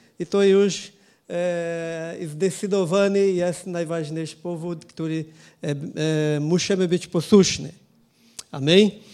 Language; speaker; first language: Polish; non-native, learner; Portuguese